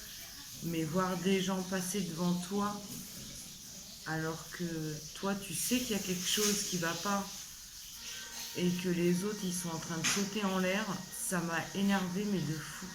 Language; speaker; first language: French; native; French